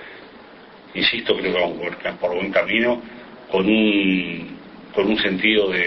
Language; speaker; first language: Spanish; native; Spanish